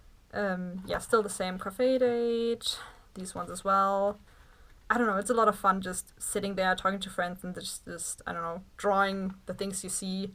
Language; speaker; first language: English; non-native, fluent; German